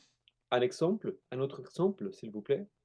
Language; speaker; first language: French; non-native, fluent; Spanish